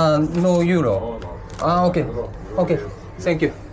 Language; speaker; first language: English; non-native, learner; Japanese